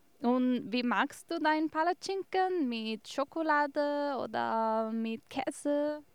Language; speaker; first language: German; non-native, fluent; Spanish